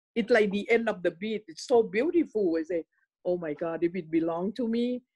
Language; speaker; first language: English; non-native, learner; Thai